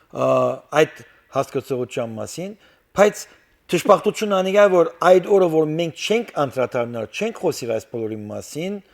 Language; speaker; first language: Armenian; early bilingual, heritage; Armenian